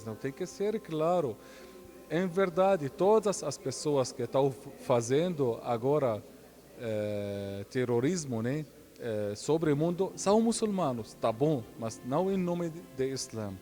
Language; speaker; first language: Portuguese; non-native, fluent; Arabic